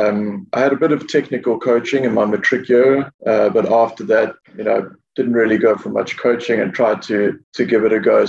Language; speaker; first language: English; native; English